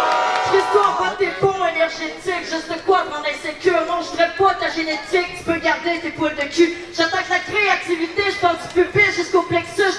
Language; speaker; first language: French; native; French